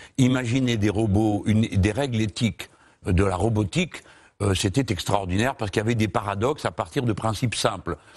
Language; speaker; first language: French; native; French